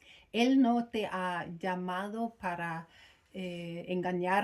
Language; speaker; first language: Spanish; non-native, fluent; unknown